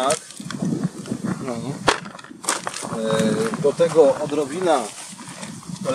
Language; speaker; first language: Polish; native; Polish